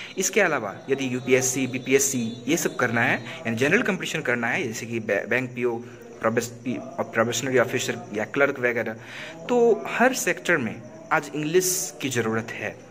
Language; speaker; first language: Hindi; native; Hindi